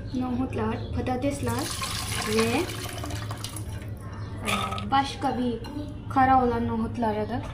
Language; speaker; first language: Turkish; non-native, learner; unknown